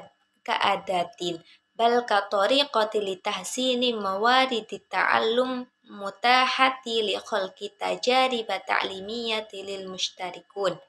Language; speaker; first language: Arabic; non-native, learner; Indonesian